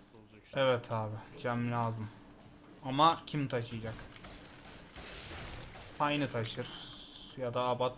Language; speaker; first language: Turkish; native; Turkish